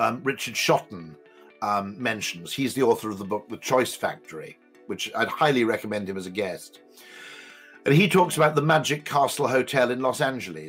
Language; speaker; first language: English; native; English